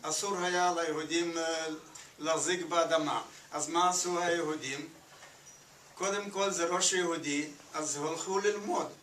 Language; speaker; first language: Hebrew; non-native, fluent; Yiddish